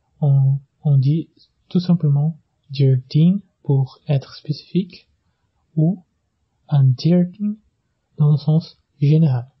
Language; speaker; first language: French; non-native, fluent; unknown